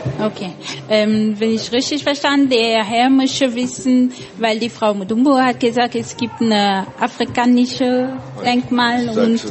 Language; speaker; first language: German; non-native, fluent; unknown